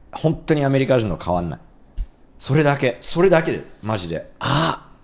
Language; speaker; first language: Japanese; non-native, fluent; English